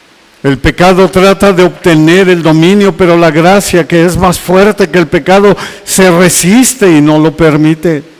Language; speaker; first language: Spanish; native; Spanish